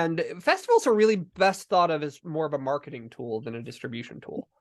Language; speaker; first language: English; native; English